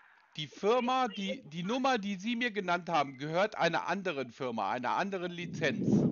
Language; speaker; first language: German; native; German